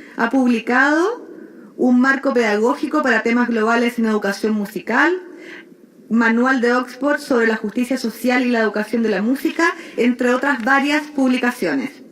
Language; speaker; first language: Spanish; native; Spanish